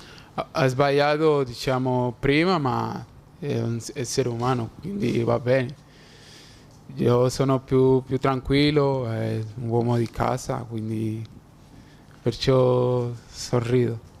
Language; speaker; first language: Italian; non-native, fluent; Spanish